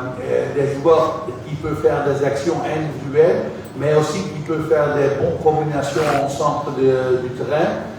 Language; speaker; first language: French; non-native, fluent; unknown